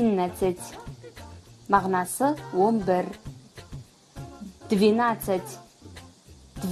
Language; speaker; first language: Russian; non-native, fluent; Kazakh